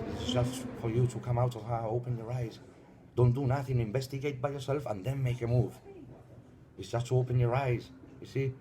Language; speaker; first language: English; non-native, fluent; Spanish